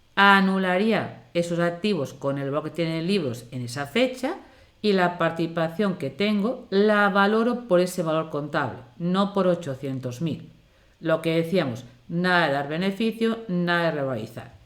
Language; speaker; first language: Spanish; native; Spanish